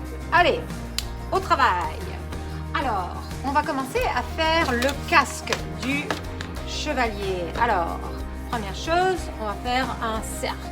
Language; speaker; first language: French; native; French